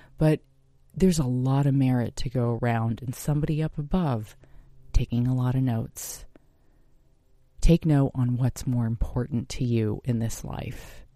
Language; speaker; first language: English; native; English